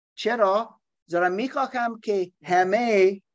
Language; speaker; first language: Persian; non-native, learner; German